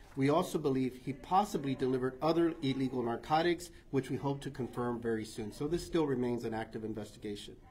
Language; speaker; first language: English; early bilingual, other home language; Spanish